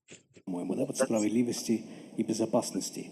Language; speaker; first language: Russian; non-native, fluent; English